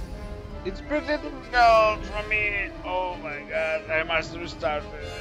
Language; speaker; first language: English; non-native, learner; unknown